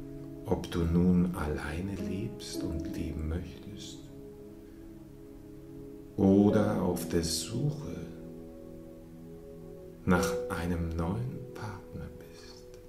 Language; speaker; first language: German; native; German